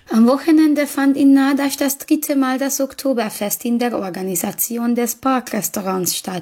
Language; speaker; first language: German; native; German